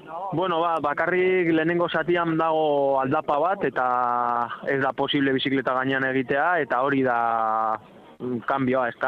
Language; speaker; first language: Basque; non-native, local second language; Spanish